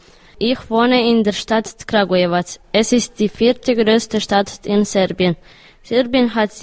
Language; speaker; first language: German; early bilingual, other home language; Serbian